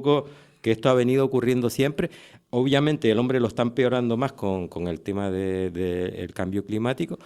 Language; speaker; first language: Spanish; native; Spanish